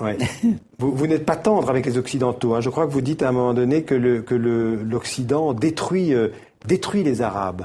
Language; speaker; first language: French; native; French